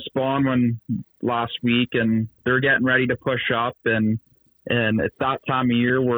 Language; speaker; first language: English; native; English